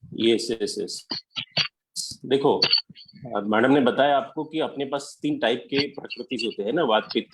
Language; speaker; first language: Hindi; non-native, local second language; Marathi